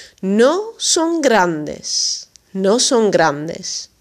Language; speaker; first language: Spanish; non-native, fluent; Dutch